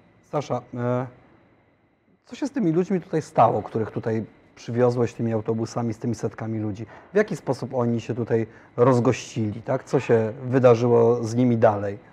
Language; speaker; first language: Polish; native; Polish